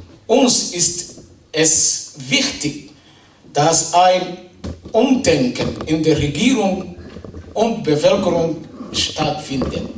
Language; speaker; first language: German; non-native, fluent; Somali